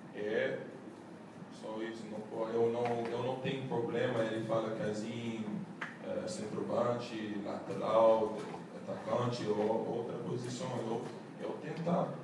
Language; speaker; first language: Portuguese; non-native, learner; English